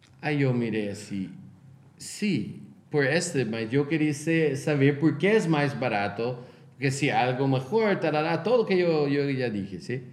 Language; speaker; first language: Spanish; non-native, fluent; Portuguese